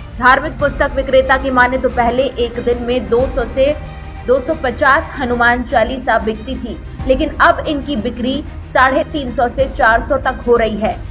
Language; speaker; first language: Hindi; native; Hindi